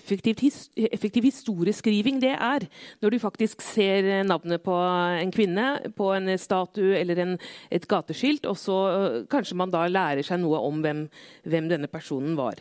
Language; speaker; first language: Norwegian; native; Norwegian